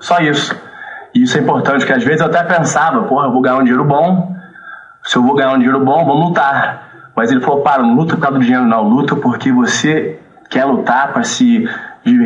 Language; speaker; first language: Portuguese; early bilingual, heritage; Portuguese